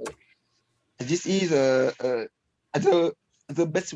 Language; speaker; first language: English; non-native, learner; French